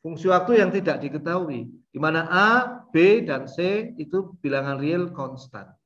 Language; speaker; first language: Indonesian; native; Indonesian